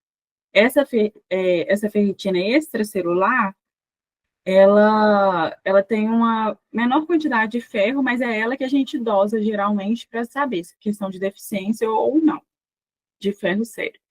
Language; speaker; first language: Portuguese; native; Portuguese